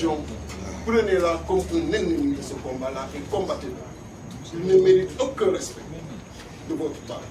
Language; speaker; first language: French; non-native, local second language; Wolof